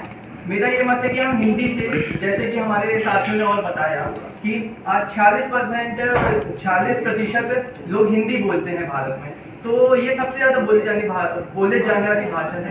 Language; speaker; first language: Hindi; native; Hindi